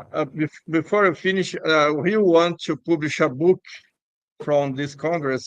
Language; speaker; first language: English; non-native, learner; Portuguese